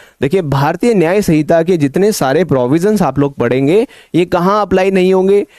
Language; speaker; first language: Hindi; native; Hindi